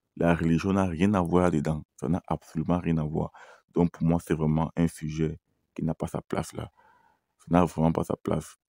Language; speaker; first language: French; native; French